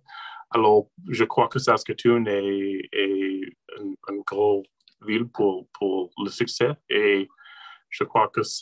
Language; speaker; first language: French; non-native, local second language; English